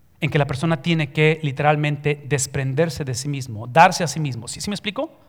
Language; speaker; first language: Spanish; early bilingual, heritage; Spanish